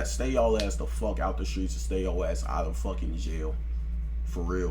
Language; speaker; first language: English; native; English